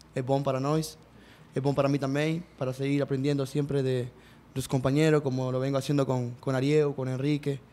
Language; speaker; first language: Portuguese; non-native, learner; Spanish